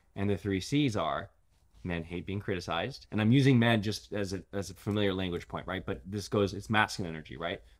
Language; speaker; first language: English; native; English